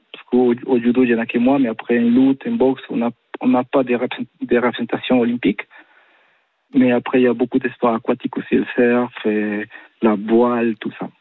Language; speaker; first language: French; non-native, fluent; Spanish